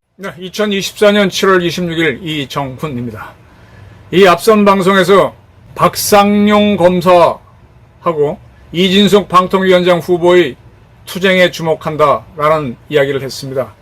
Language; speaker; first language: Korean; native; Korean